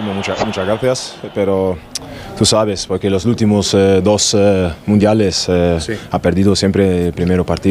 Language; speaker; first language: Spanish; non-native, learner; German